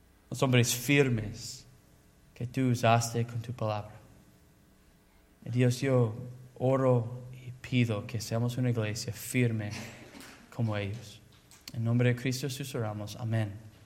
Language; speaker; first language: Spanish; non-native, learner; English